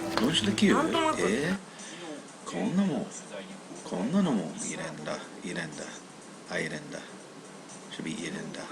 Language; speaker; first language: Japanese; non-native, learner; English